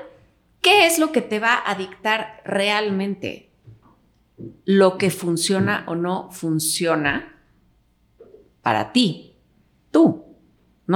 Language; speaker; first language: Spanish; native; Spanish